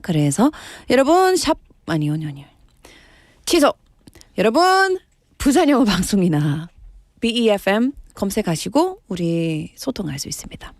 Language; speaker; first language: Korean; non-native, learner; English